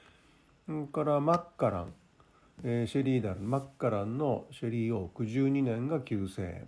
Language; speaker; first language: Japanese; native; Japanese